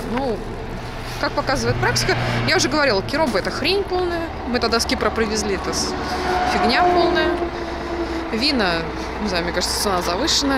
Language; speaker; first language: Russian; native; Russian